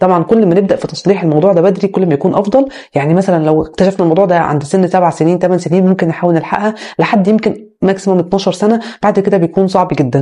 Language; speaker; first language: Arabic; native; Arabic